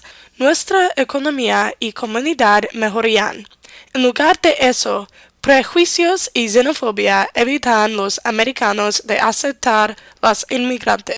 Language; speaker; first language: Spanish; non-native, learner; English